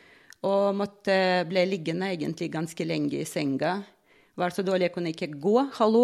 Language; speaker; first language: Norwegian; non-native, fluent; Latvian